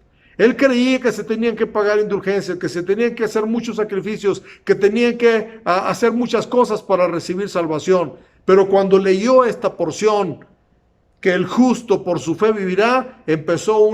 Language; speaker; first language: Spanish; native; Spanish